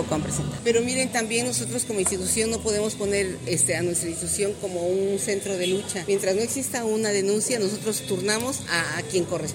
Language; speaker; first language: Spanish; native; Spanish